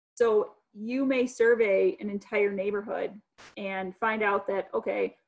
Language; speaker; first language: English; native; English